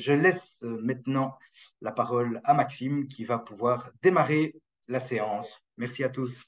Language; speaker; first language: French; native; French